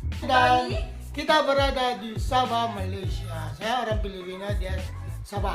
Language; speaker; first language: Indonesian; non-native, fluent; Filipino